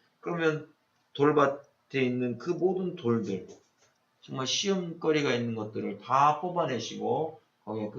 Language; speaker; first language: Korean; native; Korean